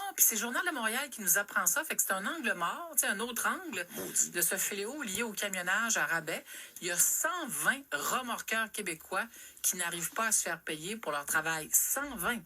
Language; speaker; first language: French; native; French